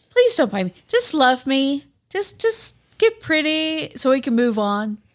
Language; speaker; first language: English; native; English